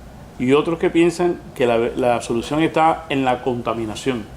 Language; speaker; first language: Spanish; native; Spanish